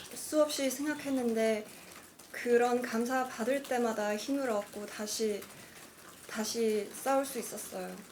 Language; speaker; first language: Korean; non-native, fluent; Cantonese